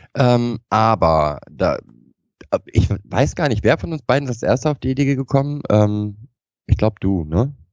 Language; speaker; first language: German; native; German